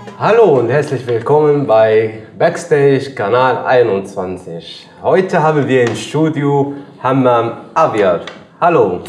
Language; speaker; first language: German; native; German